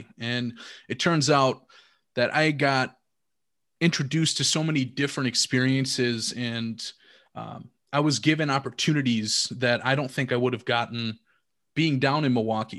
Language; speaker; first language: English; native; English